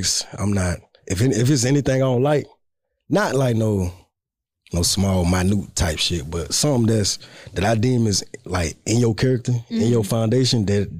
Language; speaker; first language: English; native; English